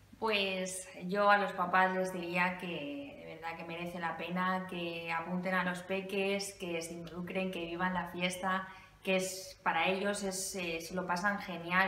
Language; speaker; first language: Spanish; native; Spanish